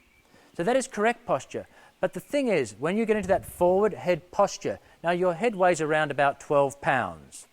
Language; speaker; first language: English; native; English